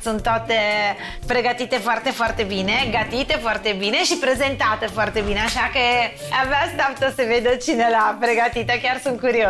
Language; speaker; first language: Romanian; non-native, learner; Italian